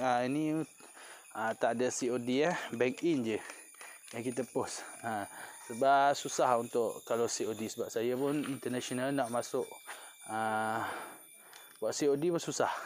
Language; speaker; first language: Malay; non-native, local second language; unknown